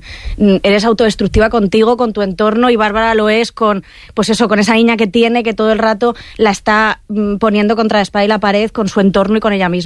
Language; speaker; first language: Spanish; native; Spanish